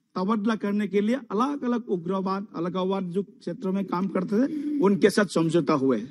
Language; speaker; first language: Hindi; non-native, local second language; Assamese